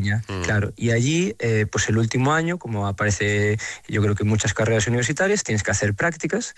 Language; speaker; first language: Spanish; native; Spanish